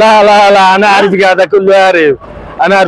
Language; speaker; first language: Arabic; non-native, learner; Bangla